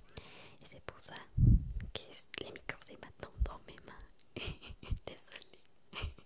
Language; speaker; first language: French; non-native, learner; Spanish